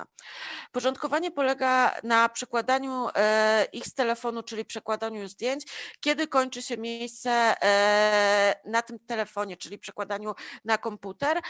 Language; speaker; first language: Polish; native; Polish